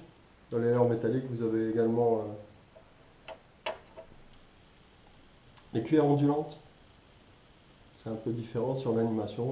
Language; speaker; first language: French; native; French